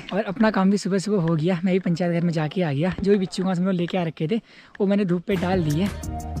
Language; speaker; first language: Hindi; native; Hindi